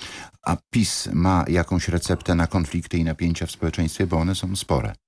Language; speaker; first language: Polish; native; Polish